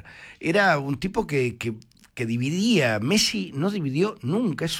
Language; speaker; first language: Spanish; native; Spanish